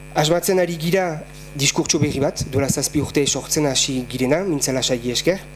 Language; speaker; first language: Basque; native; Basque